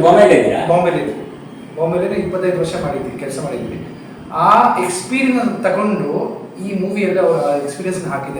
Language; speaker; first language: Kannada; non-native, local second language; Tulu